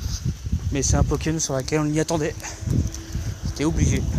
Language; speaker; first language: French; native; French